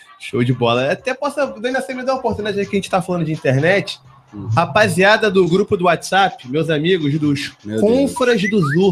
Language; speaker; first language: Portuguese; native; Portuguese